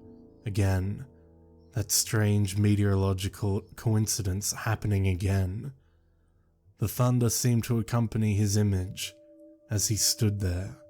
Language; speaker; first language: English; native; English